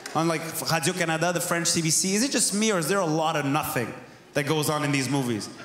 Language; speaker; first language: English; native; English